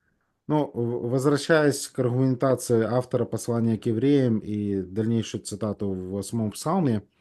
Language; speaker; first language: Russian; native; Russian